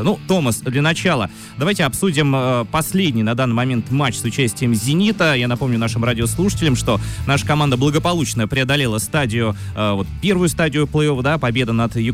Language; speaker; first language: Russian; native; Russian